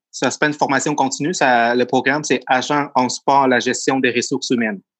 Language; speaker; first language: French; non-native, fluent; Thai